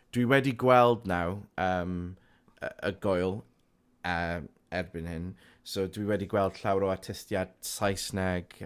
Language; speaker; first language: Welsh; non-native, local second language; English